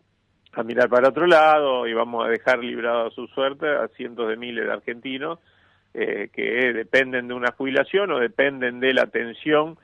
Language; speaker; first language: Spanish; native; Spanish